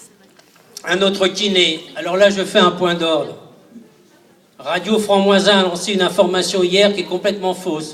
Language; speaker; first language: French; native; French